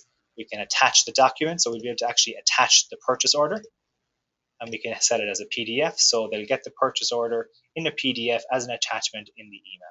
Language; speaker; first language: English; native; English